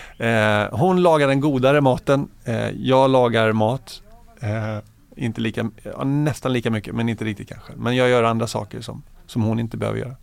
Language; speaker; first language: Swedish; native; Swedish